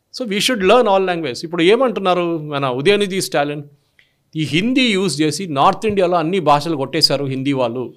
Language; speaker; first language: Telugu; non-native, local second language; Malayalam